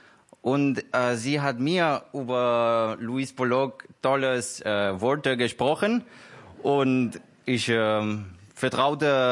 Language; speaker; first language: German; non-native, learner; Spanish